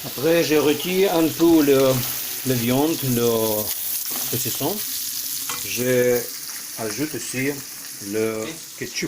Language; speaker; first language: French; non-native, learner; Ukrainian